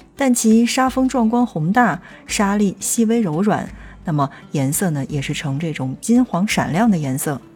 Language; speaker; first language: Chinese; native; Chinese